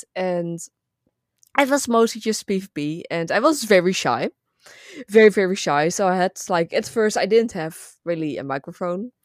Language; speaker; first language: English; non-native, fluent; Dutch